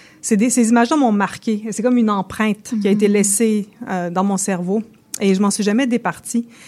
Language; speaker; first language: French; native; French